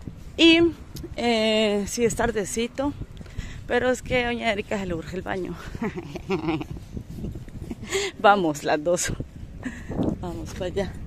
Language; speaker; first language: Spanish; native; Spanish